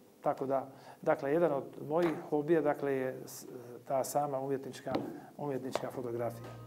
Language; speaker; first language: Croatian; non-native, local second language; Albanian